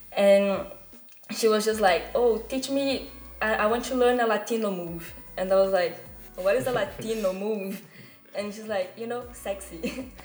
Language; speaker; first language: English; non-native, fluent; Portuguese